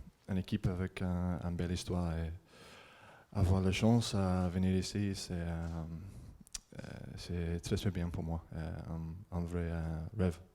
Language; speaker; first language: French; non-native, learner; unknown